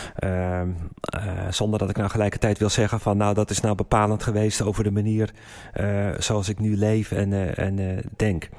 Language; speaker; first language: Dutch; native; Dutch